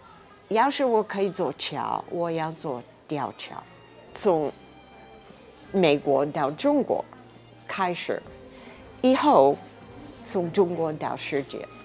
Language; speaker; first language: Chinese; non-native, learner; English